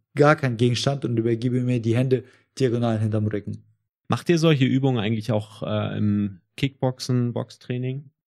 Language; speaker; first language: German; early bilingual, other home language; Russian